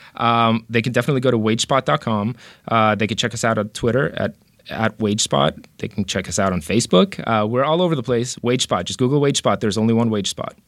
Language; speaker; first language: English; early bilingual, other home language; Romanian